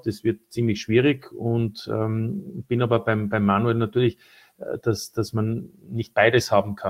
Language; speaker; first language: German; native; German